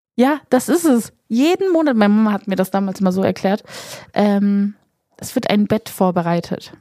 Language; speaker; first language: German; early bilingual, other home language; Polish